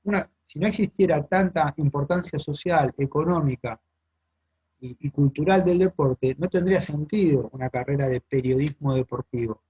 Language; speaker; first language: Spanish; native; Spanish